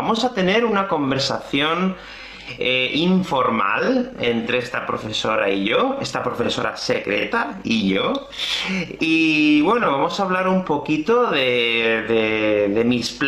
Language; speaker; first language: Spanish; native; Spanish